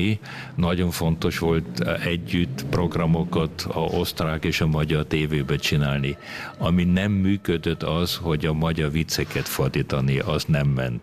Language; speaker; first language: Hungarian; early bilingual, other home language; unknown